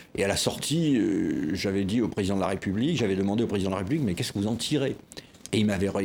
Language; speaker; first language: French; native; French